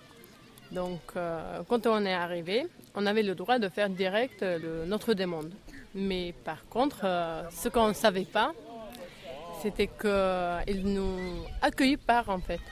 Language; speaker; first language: French; non-native, fluent; Albanian